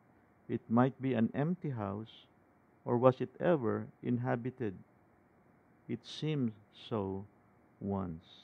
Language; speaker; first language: English; non-native, local second language; Filipino